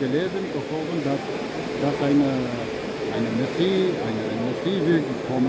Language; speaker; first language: German; non-native, learner; Albanian